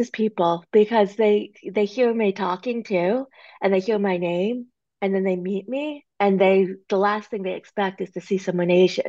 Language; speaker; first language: English; native; English